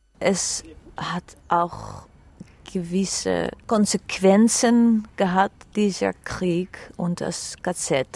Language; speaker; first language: German; non-native, fluent; Dutch